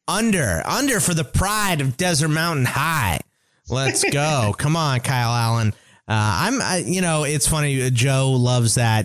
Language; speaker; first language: English; native; English